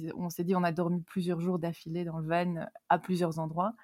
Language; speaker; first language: French; native; French